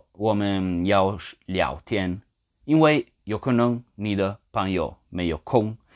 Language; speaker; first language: Chinese; non-native, fluent; English